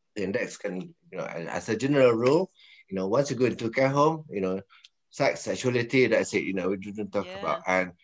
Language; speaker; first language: English; non-native, local second language; Malay